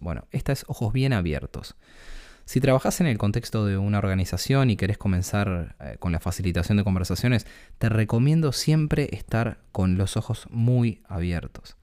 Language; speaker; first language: Spanish; native; Spanish